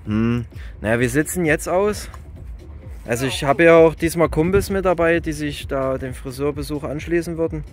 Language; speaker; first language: German; native; German